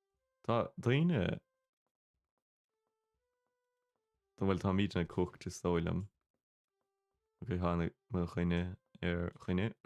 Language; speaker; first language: Irish; non-native, local second language; English